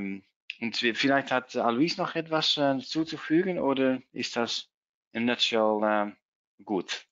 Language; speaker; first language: German; non-native, learner; Dutch